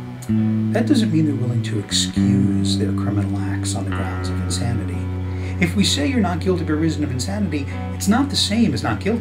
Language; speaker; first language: English; native; English